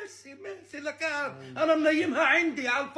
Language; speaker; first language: Arabic; native; Arabic